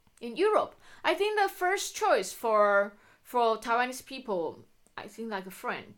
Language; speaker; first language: English; non-native, fluent; Chinese